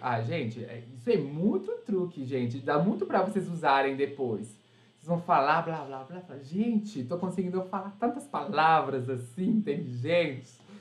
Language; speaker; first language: Portuguese; non-native, fluent; French